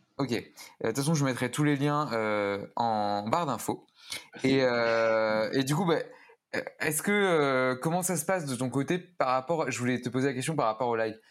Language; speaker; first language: French; native; French